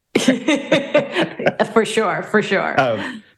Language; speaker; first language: English; native; English